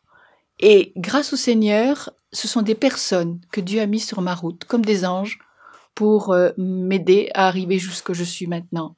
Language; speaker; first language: French; native; French